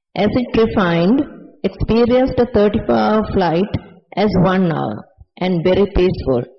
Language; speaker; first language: English; non-native, local second language; Sinhala